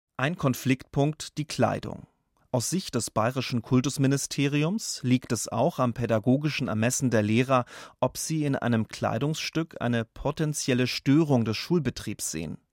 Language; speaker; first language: German; native; German